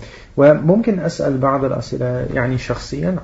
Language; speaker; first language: Arabic; non-native, fluent; Dutch